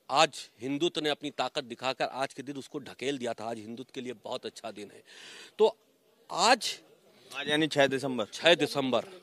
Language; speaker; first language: Hindi; native; Hindi